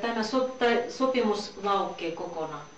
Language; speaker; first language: Finnish; non-native, learner; Russian